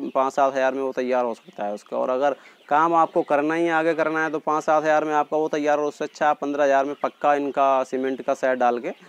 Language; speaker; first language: Hindi; native; Hindi